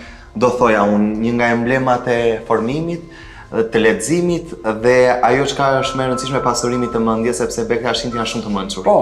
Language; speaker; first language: Albanian; native; Albanian